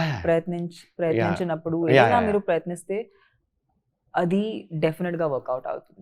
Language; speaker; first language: Telugu; non-native, fluent; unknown